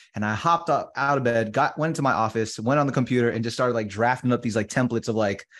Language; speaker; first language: English; early bilingual, other home language; Filipino